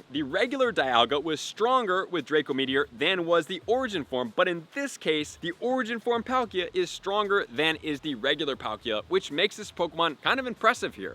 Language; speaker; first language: English; native; English